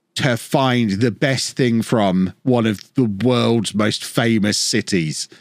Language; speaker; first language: English; native; English